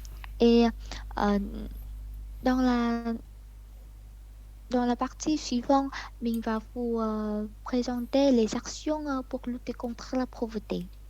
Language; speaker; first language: French; non-native, learner; Vietnamese